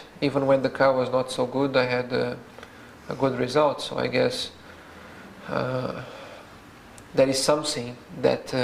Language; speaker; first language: English; non-native, fluent; Portuguese